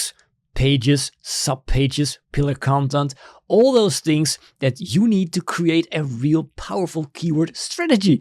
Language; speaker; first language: English; non-native, fluent; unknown